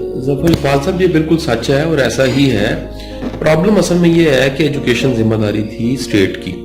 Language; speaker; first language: Urdu; non-native, local second language; Punjabi